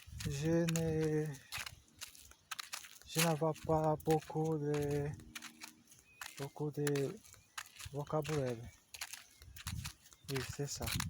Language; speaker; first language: French; non-native, learner; Portuguese